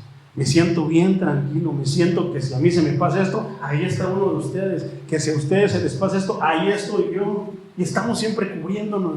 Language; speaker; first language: Spanish; native; Spanish